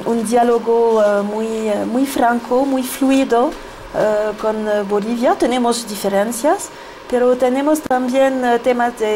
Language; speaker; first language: Spanish; non-native, fluent; French